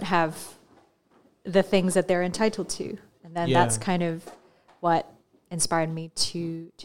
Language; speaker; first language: English; non-native, local second language; Cantonese